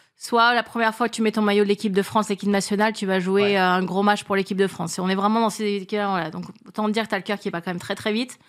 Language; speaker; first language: French; native; French